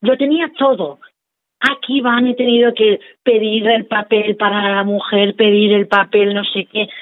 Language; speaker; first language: Spanish; non-native, local second language; Catalan